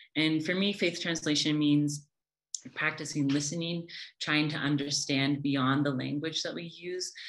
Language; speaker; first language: English; native; English